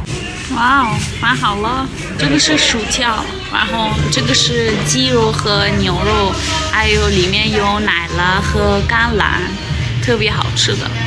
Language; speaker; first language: Chinese; non-native, fluent; Persian